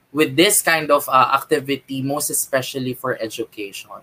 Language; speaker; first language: English; non-native, local second language; Filipino